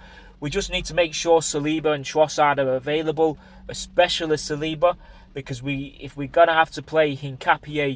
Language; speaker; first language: English; native; English